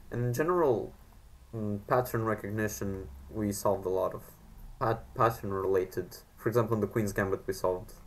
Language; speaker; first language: English; non-native, fluent; Macedonian